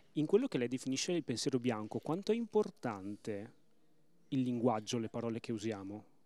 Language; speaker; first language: Italian; native; Italian